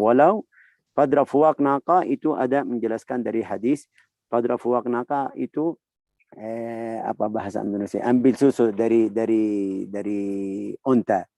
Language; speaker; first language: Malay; non-native, learner; Arabic